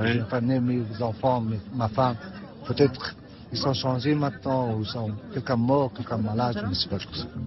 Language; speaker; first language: French; non-native, learner; Persian